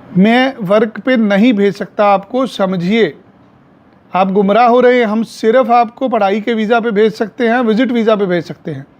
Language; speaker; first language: Hindi; non-native, local second language; Punjabi